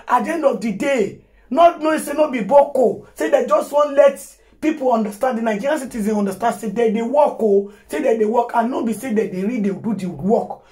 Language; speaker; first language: Nigerian Pidgin; non-native, local second language; Yoruba